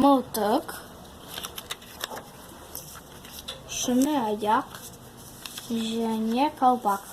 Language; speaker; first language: Kazakh; non-native, learner; Russian